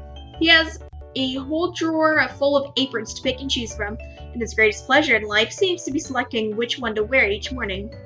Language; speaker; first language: English; native; English